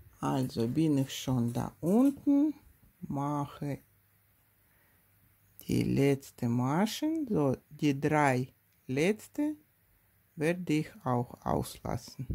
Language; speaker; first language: German; non-native, learner; Russian